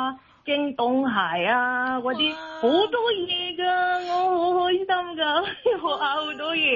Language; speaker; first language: Cantonese; non-native, learner; Indonesian